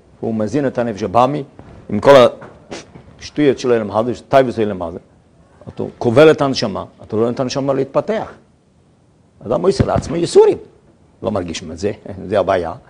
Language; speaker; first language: Hebrew; non-native, fluent; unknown